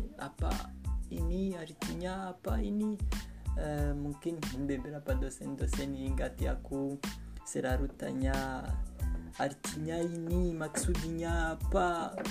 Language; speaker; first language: Indonesian; non-native, learner; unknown